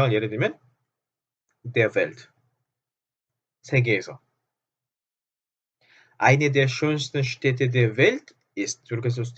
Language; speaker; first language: German; non-native, fluent; Korean